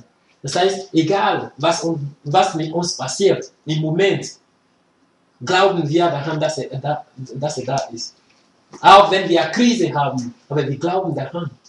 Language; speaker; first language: German; non-native, fluent; French